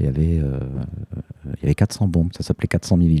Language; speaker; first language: French; native; French